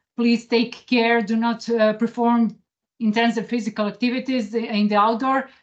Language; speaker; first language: English; non-native, fluent; Croatian